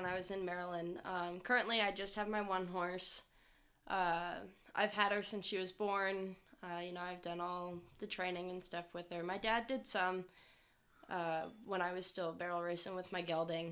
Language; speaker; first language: English; native; English